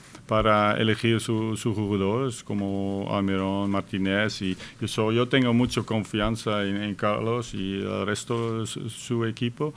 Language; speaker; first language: Spanish; non-native, fluent; Dutch